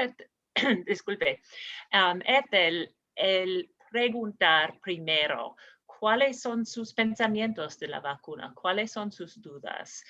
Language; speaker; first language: Spanish; non-native, fluent; English